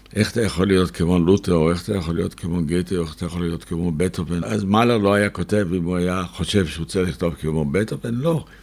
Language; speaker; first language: Hebrew; native; Hebrew